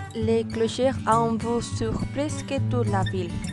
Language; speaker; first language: French; non-native, learner; Spanish